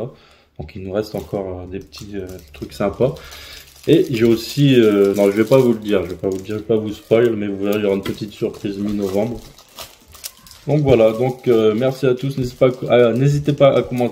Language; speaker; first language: French; native; French